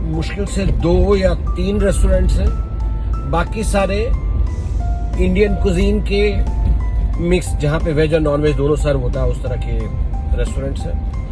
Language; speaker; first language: Hindi; native; Hindi